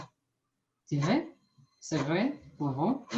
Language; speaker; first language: French; non-native, learner; Portuguese